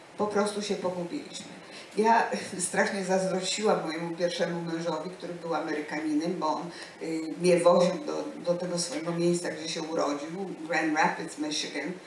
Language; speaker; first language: Polish; native; Polish